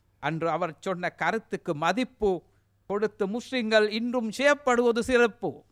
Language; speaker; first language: Tamil; non-native, local second language; Sinhala